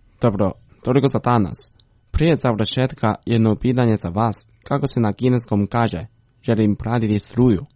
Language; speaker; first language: Croatian; non-native, fluent; Chinese